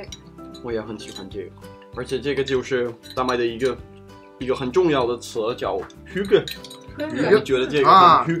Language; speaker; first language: Chinese; non-native, fluent; Danish